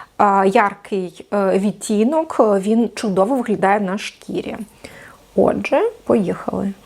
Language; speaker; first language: Ukrainian; non-native, local second language; Russian